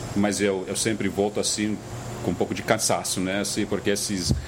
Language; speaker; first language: Portuguese; non-native, fluent; English